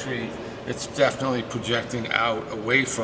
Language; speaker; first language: English; native; English